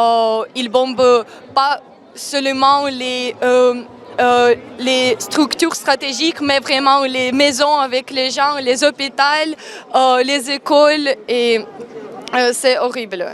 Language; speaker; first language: French; non-native, learner; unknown